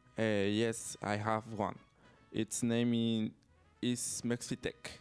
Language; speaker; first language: English; non-native, learner; Spanish